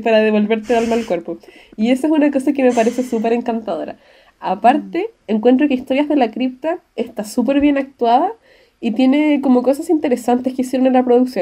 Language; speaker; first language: Spanish; native; Spanish